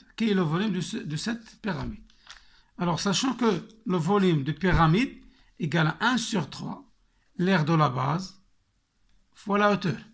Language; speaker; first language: French; non-native, local second language; Arabic